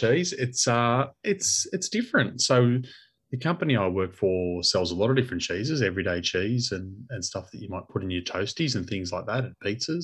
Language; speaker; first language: English; native; English